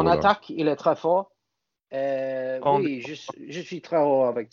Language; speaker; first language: French; non-native, fluent; English